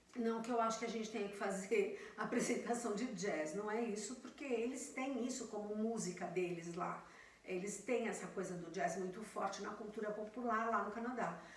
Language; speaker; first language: Portuguese; native; Portuguese